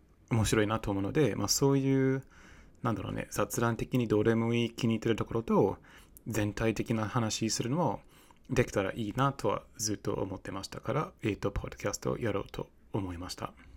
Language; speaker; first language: Japanese; non-native, fluent; English